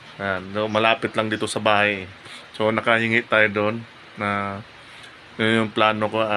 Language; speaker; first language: Filipino; non-native, local second language; Cebuano